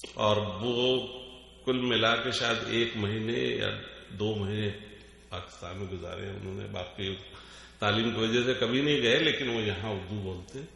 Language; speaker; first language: Urdu; native; Urdu